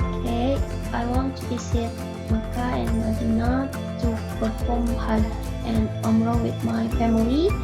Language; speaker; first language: English; non-native, learner; Indonesian